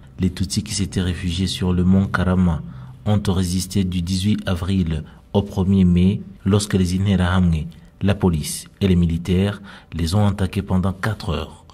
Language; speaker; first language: French; non-native, local second language; Kinyarwanda